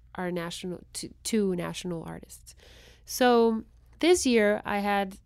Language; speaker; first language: English; non-native, fluent; Spanish